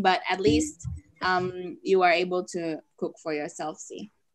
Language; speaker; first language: English; early bilingual, other home language; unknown